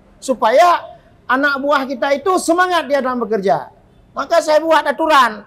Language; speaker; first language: Malay; non-native, local second language; Achinese